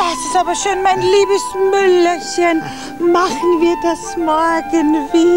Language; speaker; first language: German; native; German